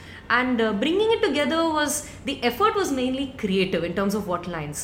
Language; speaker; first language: English; non-native, local second language; Tamil